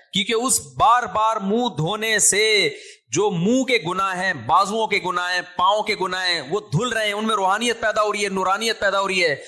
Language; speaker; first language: Urdu; native; Urdu